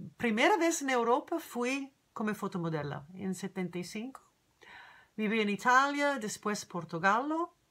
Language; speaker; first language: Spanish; non-native, learner; English